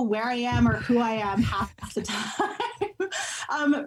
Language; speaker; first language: English; native; English